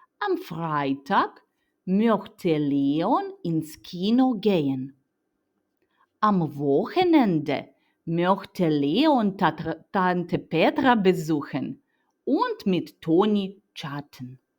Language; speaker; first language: German; non-native, fluent; Ukrainian